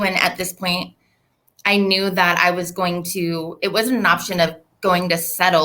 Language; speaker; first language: English; native; English